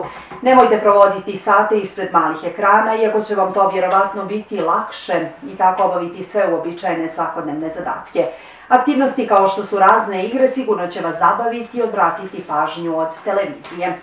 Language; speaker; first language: Croatian; native; Croatian